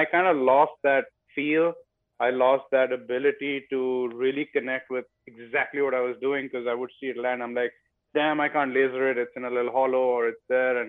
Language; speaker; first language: English; non-native, local second language; Bangla